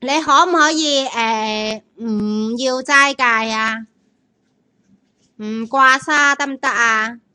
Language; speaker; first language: Chinese; native; Chinese